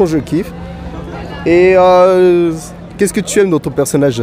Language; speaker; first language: French; native; French